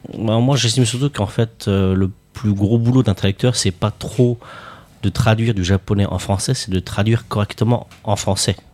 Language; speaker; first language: French; native; French